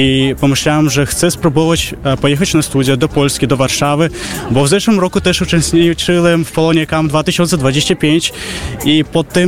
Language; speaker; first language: Polish; non-native, fluent; Russian